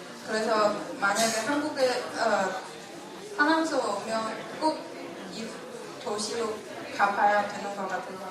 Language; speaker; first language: Korean; non-native, fluent; Chinese